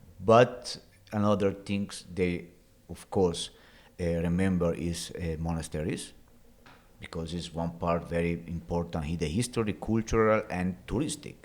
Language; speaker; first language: English; non-native, learner; Italian